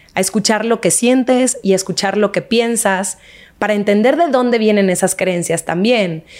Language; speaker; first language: Spanish; native; Spanish